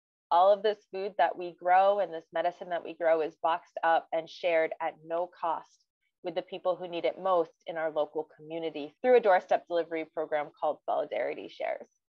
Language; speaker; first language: English; native; English